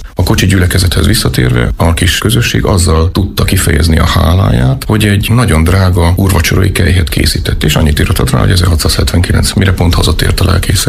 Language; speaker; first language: Hungarian; native; Hungarian